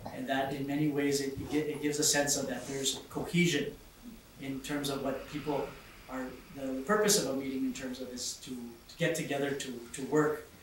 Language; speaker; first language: English; early bilingual, other home language; Spanish